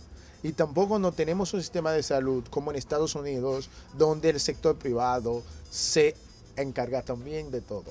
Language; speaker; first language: Spanish; non-native, fluent; Haitian Creole